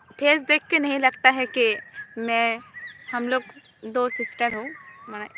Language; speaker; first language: Hindi; non-native, learner; Bangla